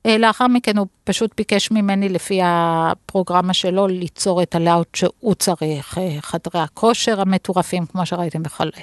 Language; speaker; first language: Hebrew; native; Hebrew